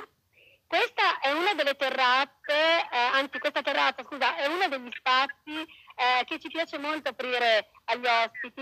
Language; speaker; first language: Italian; native; Italian